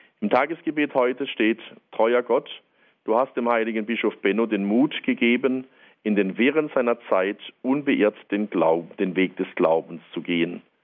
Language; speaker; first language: German; native; German